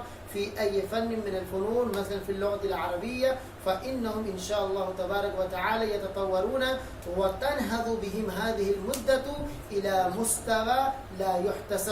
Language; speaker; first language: Arabic; non-native, fluent; Urdu